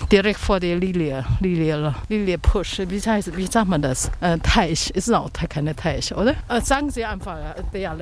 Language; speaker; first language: German; non-native, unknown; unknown